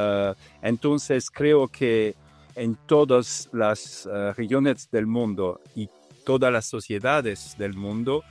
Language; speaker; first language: Spanish; non-native, learner; Italian